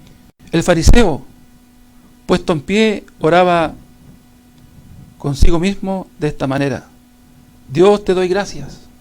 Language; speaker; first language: Spanish; native; Spanish